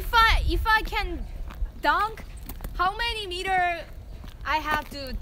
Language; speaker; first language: English; non-native, learner; Korean